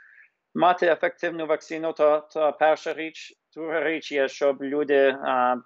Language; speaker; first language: Ukrainian; early bilingual, heritage; English